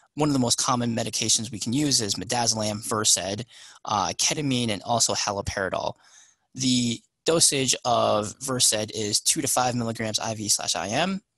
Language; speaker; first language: English; native; English